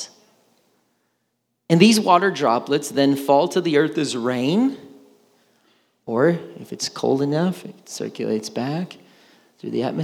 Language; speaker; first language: English; native; English